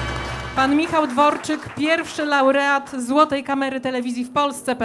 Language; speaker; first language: Polish; native; Polish